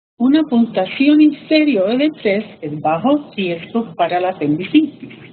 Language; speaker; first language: Spanish; early bilingual, heritage; Spanish